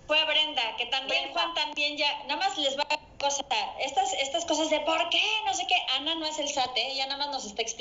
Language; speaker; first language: Spanish; native; Spanish